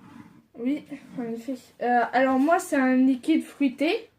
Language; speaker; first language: French; native; French